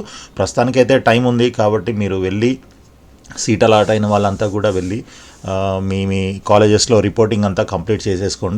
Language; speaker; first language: Telugu; native; Telugu